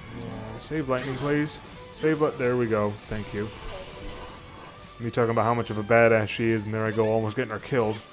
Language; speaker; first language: English; native; English